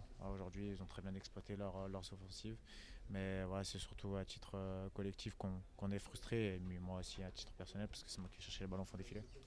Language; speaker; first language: French; native; French